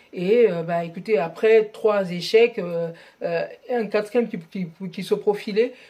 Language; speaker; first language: French; non-native, local second language; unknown